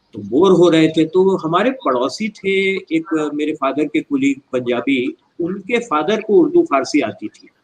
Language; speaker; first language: Hindi; native; Hindi